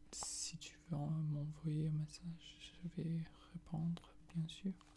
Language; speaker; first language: French; non-native, fluent; English